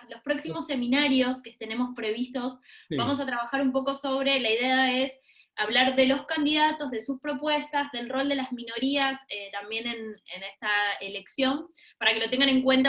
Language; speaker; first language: Spanish; native; Spanish